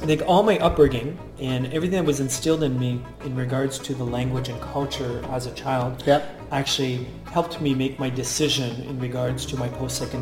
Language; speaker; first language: English; non-native, local second language; French